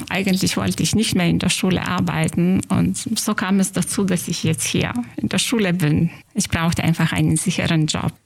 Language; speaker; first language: German; non-native, fluent; Lithuanian